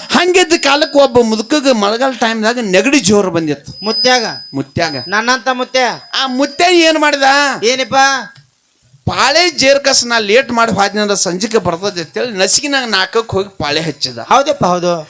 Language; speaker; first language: Kannada; non-native, local second language; Lambadi